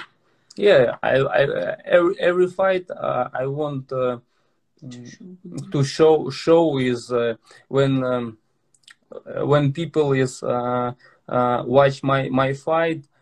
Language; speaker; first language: English; non-native, learner; Russian